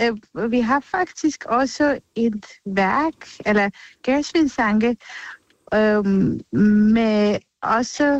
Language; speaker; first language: Danish; non-native, fluent; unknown